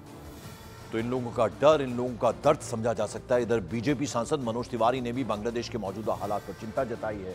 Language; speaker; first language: Hindi; native; Hindi